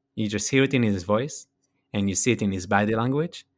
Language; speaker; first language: English; non-native, fluent; Hebrew